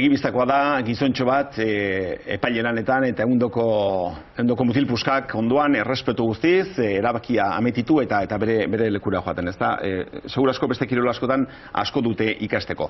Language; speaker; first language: Basque; native; Basque